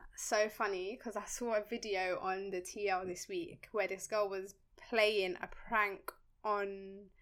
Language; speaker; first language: English; early bilingual, other home language; Spanish